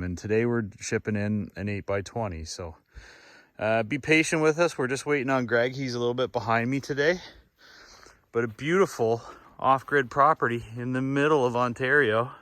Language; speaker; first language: English; native; English